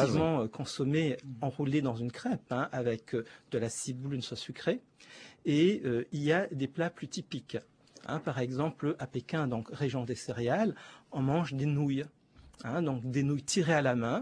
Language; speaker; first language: French; native; French